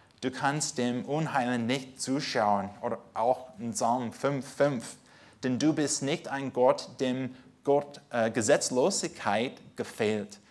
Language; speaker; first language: German; non-native, fluent; English